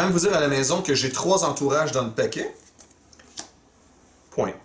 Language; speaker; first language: French; native; French